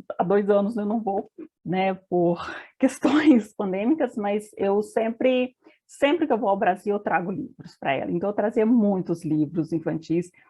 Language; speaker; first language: Portuguese; native; Portuguese